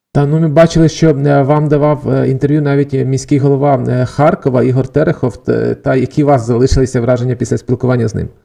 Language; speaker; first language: Ukrainian; native; Ukrainian